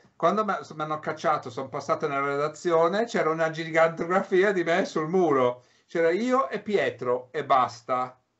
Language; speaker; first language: Italian; early bilingual, heritage; English